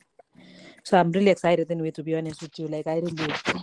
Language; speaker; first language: English; non-native, local second language; Kalenjin